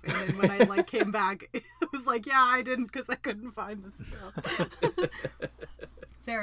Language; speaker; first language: English; native; English